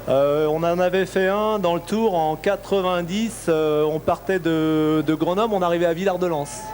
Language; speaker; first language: French; native; French